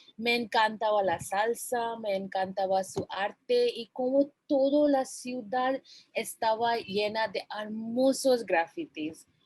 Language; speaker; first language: Spanish; non-native, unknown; Bangla